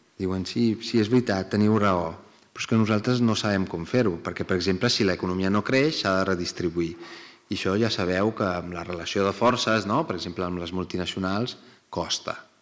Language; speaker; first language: Catalan; non-native, fluent; Italian